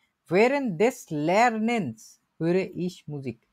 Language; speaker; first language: German; non-native, fluent; Bangla